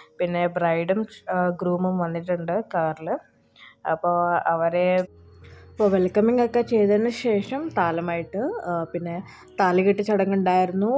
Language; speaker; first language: Malayalam; early bilingual, heritage; Malayalam